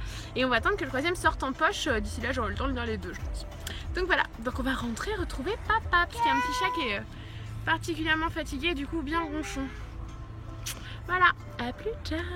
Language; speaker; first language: French; native; French